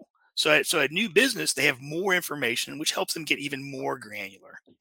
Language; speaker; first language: English; native; English